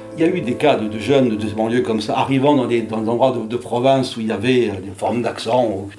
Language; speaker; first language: French; native; French